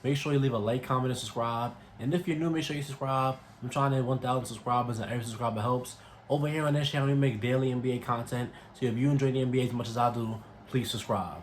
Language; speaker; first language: English; native; English